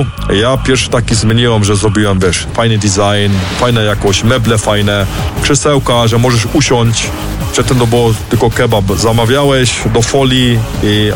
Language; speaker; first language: Polish; early bilingual, heritage; Polish